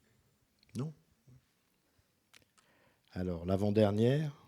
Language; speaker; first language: French; native; French